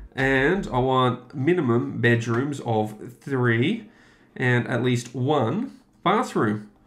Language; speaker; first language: English; native; English